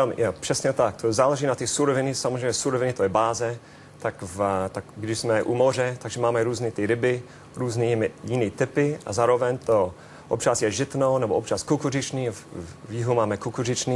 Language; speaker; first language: Czech; non-native, fluent; English